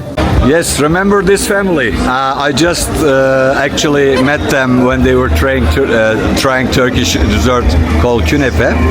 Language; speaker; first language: English; non-native, fluent; Turkish